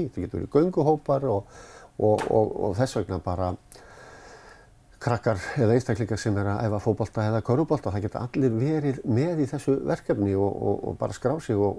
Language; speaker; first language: Icelandic; native; Icelandic